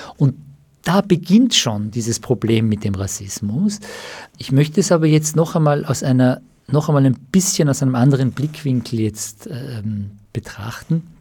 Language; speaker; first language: German; early bilingual, other home language; Persian